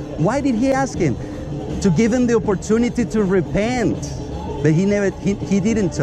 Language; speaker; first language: English; non-native, fluent; Spanish